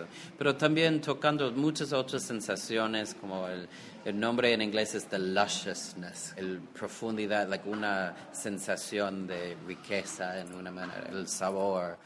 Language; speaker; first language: Spanish; non-native, fluent; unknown